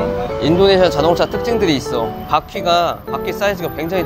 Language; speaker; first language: Korean; native; Korean